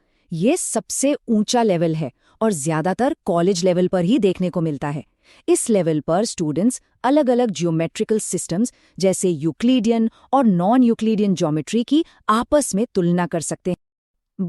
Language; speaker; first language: Hindi; native; Hindi